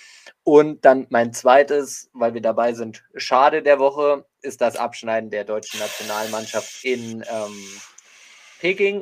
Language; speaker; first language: German; native; German